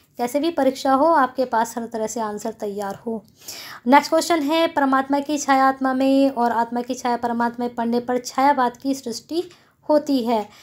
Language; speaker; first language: Hindi; native; Hindi